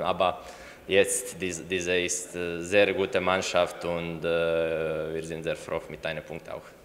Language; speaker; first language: German; non-native, learner; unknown